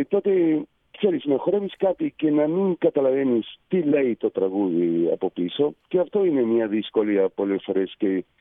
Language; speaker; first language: Greek; non-native, fluent; Spanish